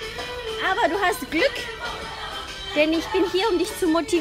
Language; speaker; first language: German; native; German